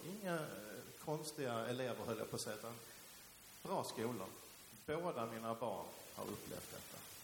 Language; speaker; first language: Swedish; early bilingual, other home language; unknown